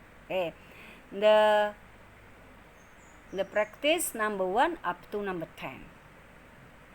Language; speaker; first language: English; non-native, learner; Indonesian